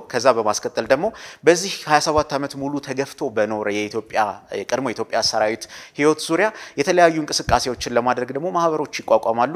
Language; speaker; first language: Amharic; native; Amharic